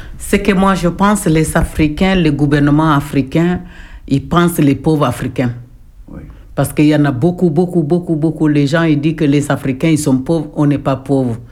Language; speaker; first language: French; non-native, local second language; Jola-Fonyi